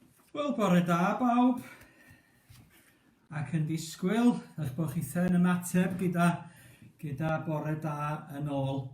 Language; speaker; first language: Welsh; native; Welsh